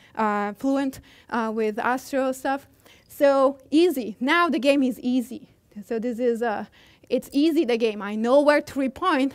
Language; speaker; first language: English; non-native, fluent; Italian